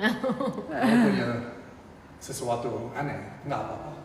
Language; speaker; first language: Indonesian; non-native, fluent; English